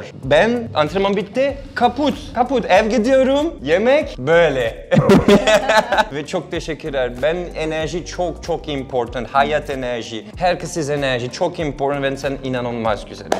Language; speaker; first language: Turkish; non-native, learner; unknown